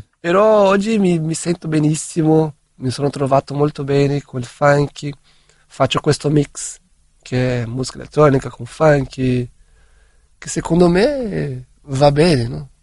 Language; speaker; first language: Italian; non-native, fluent; Portuguese